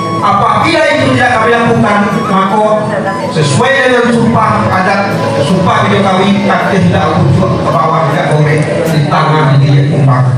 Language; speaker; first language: Indonesian; non-native, local second language; Minangkabau